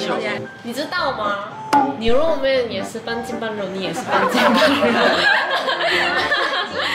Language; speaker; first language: Chinese; non-native, fluent; Korean